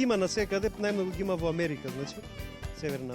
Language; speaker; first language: Macedonian; native; Macedonian